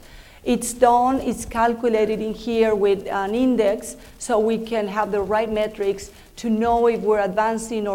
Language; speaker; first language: English; non-native, fluent; Spanish